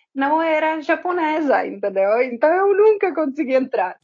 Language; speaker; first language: Portuguese; non-native, fluent; Czech